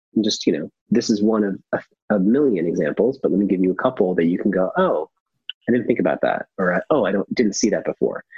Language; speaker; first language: English; native; English